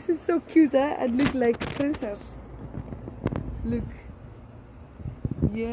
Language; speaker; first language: English; non-native, fluent; Dutch